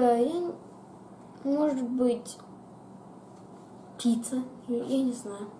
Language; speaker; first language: Russian; early bilingual, heritage; Russian